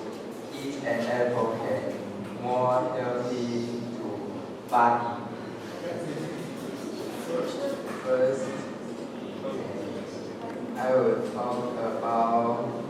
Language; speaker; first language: English; non-native, learner; Chinese